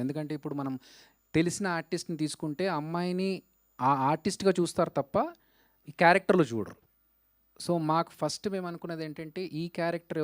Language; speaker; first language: Telugu; native; Telugu